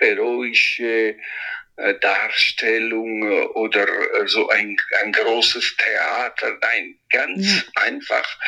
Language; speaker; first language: German; non-native, fluent; Italian